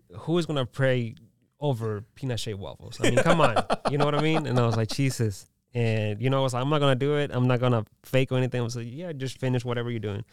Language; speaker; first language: English; early bilingual, other home language; Spanish